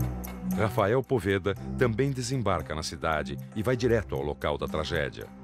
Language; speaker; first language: Portuguese; native; Portuguese